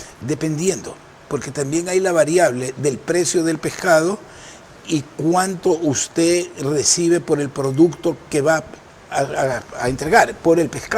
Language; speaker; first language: Spanish; native; Spanish